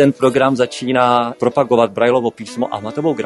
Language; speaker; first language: Czech; native; Czech